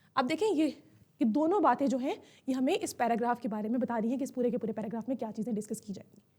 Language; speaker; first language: Urdu; native; Urdu